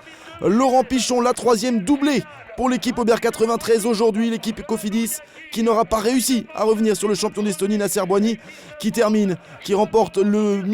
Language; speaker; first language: French; native; French